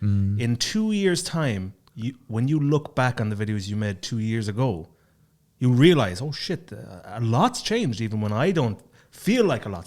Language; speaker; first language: English; native; English